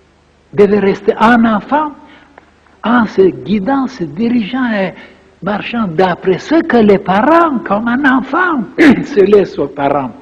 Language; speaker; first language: French; non-native, fluent; Bulgarian